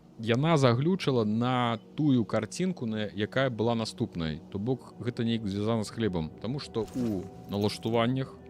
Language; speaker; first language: Belarusian; non-native, local second language; Russian